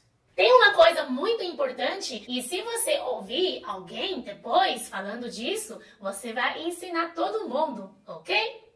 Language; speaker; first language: Portuguese; non-native, fluent; Chinese